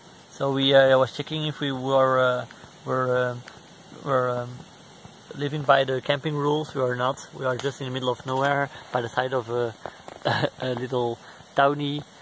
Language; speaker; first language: English; non-native, fluent; Dutch